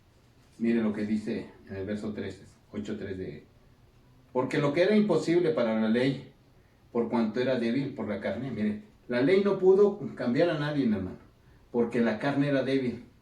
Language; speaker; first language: Spanish; native; Spanish